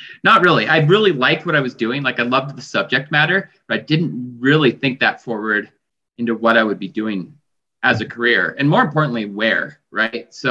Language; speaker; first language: English; native; English